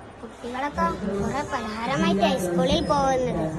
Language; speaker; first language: Malayalam; native; Malayalam